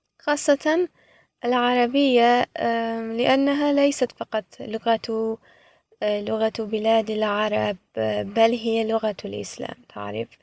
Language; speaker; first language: Arabic; non-native, fluent; Persian